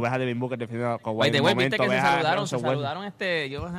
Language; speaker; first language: Spanish; native; Spanish